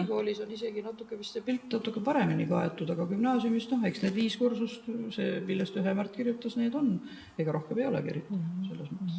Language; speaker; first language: Estonian; native; Estonian